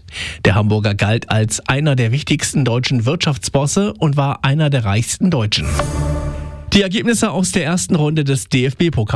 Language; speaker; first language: German; native; German